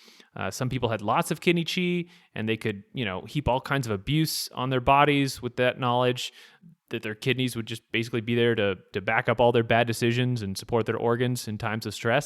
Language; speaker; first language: English; native; English